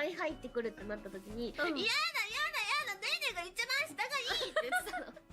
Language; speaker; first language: Japanese; native; Japanese